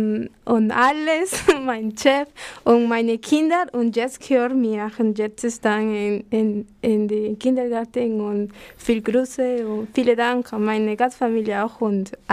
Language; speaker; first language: German; non-native, learner; Spanish